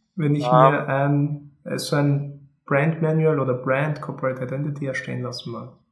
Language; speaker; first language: German; native; German